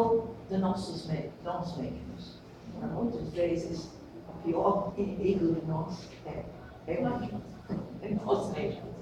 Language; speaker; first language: Portuguese; non-native, fluent; English